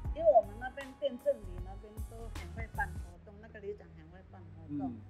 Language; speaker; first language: Chinese; non-native, local second language; Amis